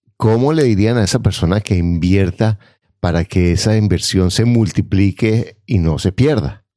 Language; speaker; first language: Spanish; native; Spanish